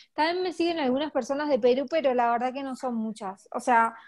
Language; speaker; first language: Spanish; native; Spanish